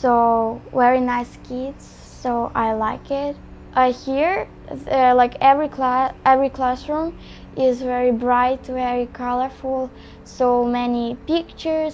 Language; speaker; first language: English; non-native, learner; Ukrainian